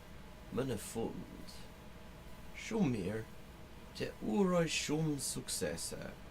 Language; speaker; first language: Albanian; non-native, learner; English